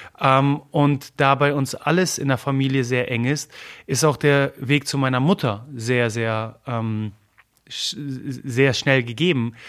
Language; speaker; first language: German; early bilingual, other home language; Polish